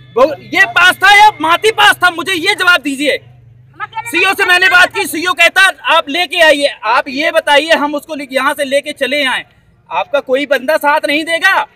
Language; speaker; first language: Hindi; native; Hindi